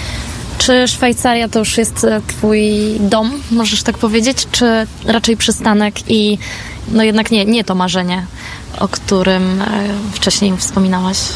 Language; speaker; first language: Polish; native; Polish